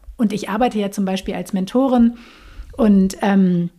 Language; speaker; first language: German; native; German